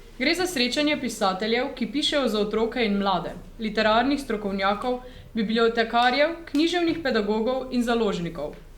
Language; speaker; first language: Slovenian; native; Slovenian